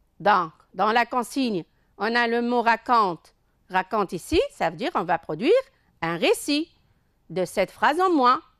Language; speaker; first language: French; non-native, local second language; Arabic